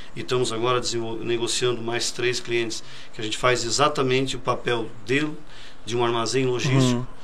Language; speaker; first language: Portuguese; native; Portuguese